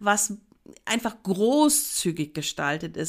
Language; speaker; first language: German; native; German